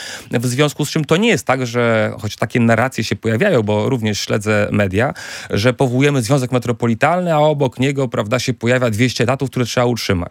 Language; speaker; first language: Polish; native; Polish